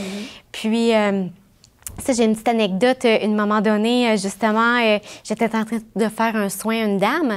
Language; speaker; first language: French; native; French